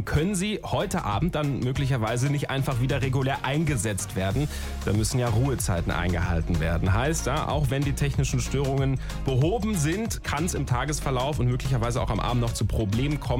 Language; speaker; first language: German; native; German